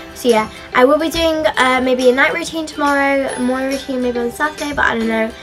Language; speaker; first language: English; native; English